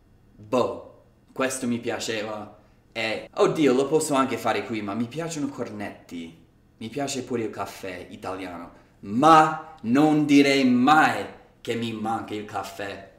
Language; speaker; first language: Italian; non-native, fluent; English